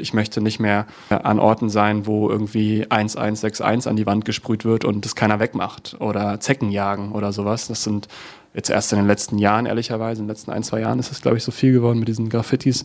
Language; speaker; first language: German; native; German